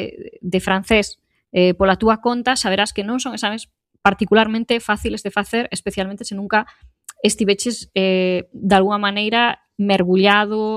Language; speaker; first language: Galician; native; Galician